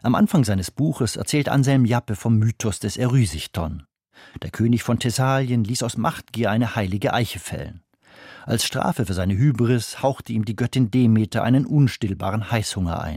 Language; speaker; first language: German; native; German